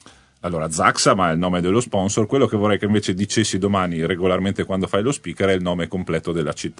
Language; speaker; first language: Italian; native; Italian